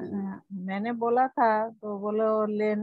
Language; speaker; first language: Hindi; non-native, local second language; Bangla